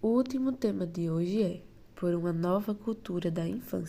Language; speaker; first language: Portuguese; native; Portuguese